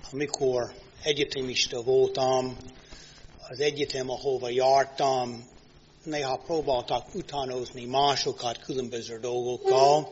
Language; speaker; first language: Hungarian; non-native, fluent; English